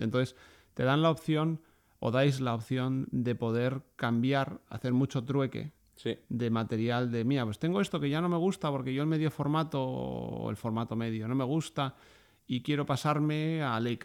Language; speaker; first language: Spanish; native; Spanish